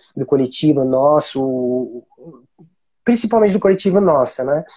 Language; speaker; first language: Portuguese; non-native, fluent; French